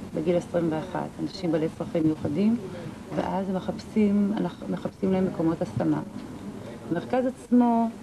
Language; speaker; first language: Hebrew; native; Hebrew